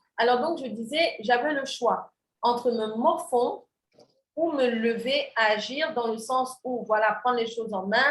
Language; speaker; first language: French; non-native, local second language; Wolof